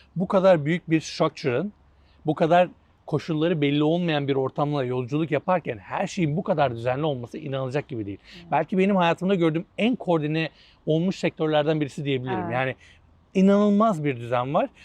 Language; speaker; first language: Turkish; native; Turkish